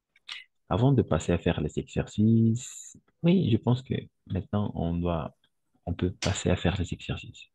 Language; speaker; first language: French; non-native, fluent; Spanish